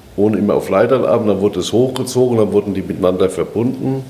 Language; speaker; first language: German; native; German